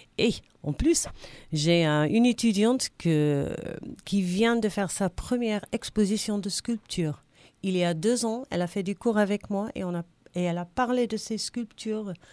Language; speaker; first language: French; non-native, fluent; English